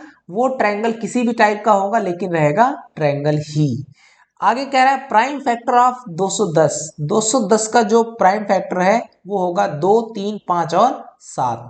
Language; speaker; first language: Hindi; native; Hindi